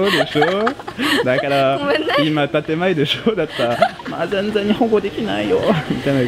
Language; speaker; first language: Japanese; non-native, fluent; French